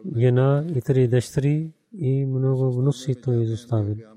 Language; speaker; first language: Bulgarian; non-native, learner; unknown